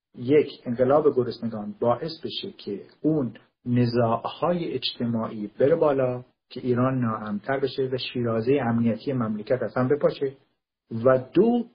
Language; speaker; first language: Persian; non-native, local second language; Kurdish